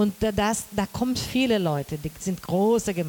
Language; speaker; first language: German; non-native, learner; Portuguese